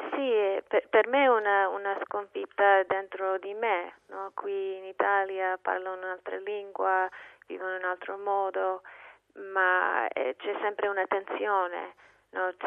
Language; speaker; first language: Italian; non-native, fluent; English